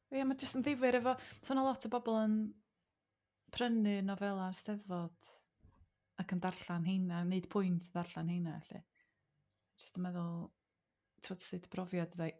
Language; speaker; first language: Welsh; native; Welsh